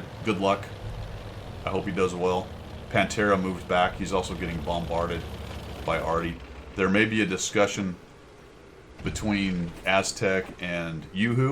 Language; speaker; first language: English; native; English